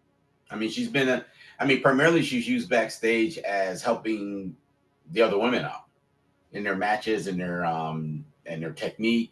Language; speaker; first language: English; native; English